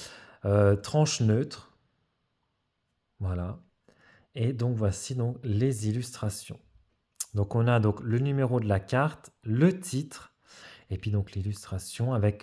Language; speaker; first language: French; native; French